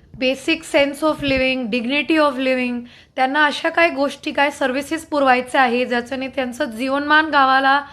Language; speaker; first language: Marathi; non-native, fluent; Hindi